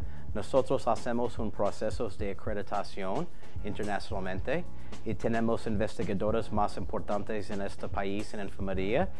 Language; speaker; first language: Spanish; non-native, learner; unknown